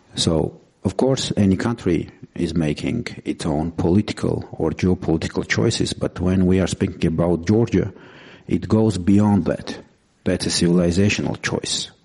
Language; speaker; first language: English; non-native, fluent; Georgian